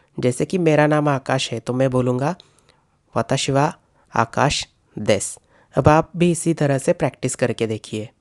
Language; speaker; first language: Hindi; non-native, local second language; Marathi